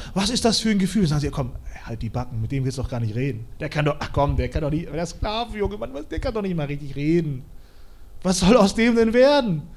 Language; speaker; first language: German; early bilingual, other home language; Russian